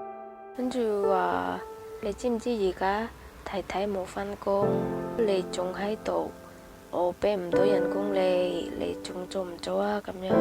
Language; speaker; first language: Cantonese; non-native, fluent; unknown